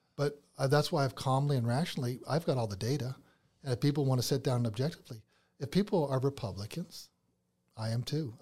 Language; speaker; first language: English; native; English